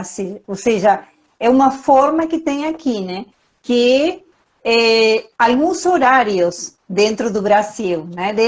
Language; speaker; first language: Portuguese; non-native, fluent; Spanish